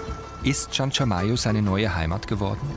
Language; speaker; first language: German; native; German